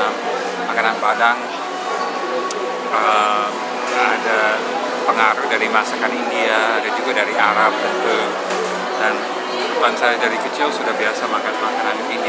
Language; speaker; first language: Indonesian; non-native, fluent; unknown